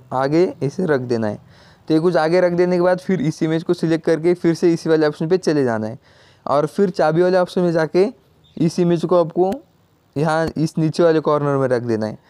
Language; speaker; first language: Hindi; non-native, local second language; Marathi